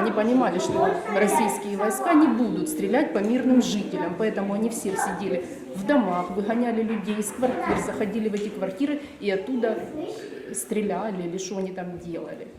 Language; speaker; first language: Russian; native; Russian